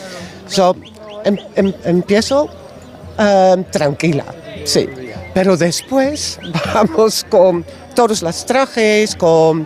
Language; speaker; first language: Spanish; non-native, learner; Dutch